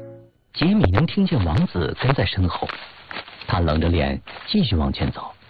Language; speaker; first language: Chinese; native; Chinese